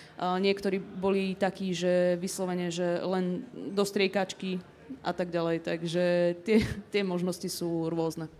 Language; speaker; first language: Slovak; native; Slovak